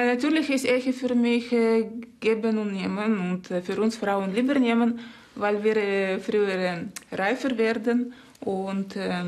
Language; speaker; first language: German; non-native, fluent; Russian